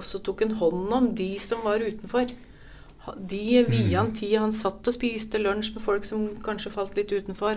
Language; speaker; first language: Norwegian; native; Norwegian